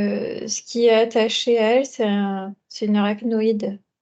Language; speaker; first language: French; native; French